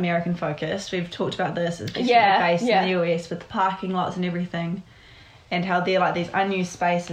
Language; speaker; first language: English; native; English